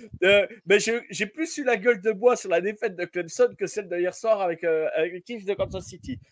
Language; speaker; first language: French; native; French